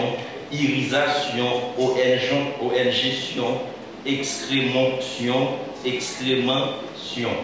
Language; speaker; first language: French; non-native, local second language; Haitian Creole